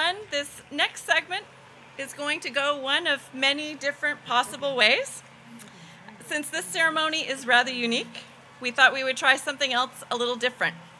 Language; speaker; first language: English; native; English